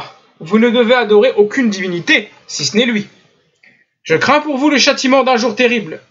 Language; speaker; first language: French; native; French